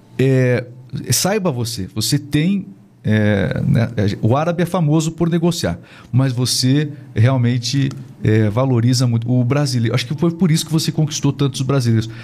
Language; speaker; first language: Portuguese; native; Portuguese